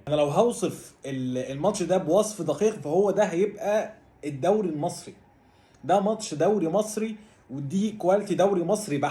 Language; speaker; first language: Arabic; native; Arabic